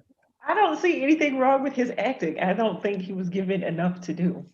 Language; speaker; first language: English; native; English